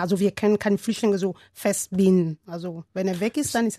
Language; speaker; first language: German; non-native, learner; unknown